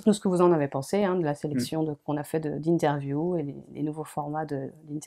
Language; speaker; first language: French; native; French